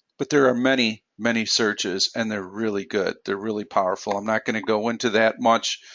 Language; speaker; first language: English; native; English